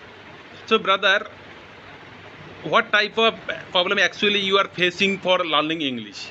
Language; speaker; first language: English; non-native, learner; Bangla